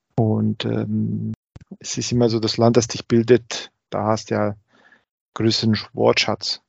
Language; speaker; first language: German; early bilingual, other home language; Croatian